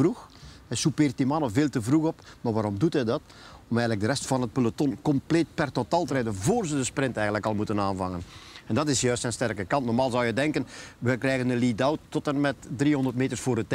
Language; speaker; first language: Dutch; native; Dutch